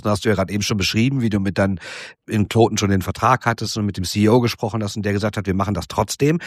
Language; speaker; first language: German; native; German